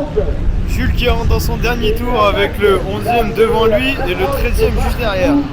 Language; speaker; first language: French; native; French